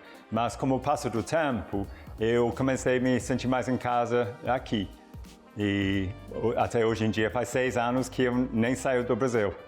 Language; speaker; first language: Portuguese; non-native, fluent; English